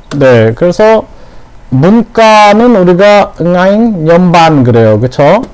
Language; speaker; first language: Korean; native; Korean